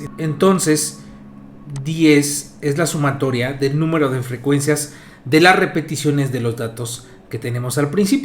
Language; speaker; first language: Spanish; native; Spanish